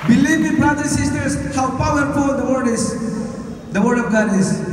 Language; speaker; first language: English; non-native, local second language; Filipino